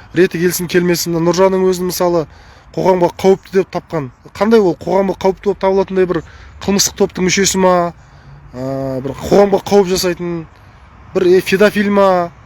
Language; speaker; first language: Kazakh; native; Kazakh